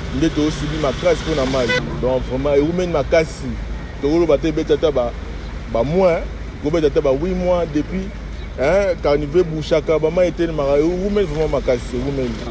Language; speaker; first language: Lingala; native; Lingala